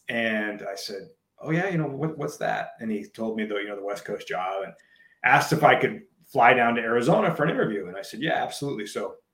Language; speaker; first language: English; native; English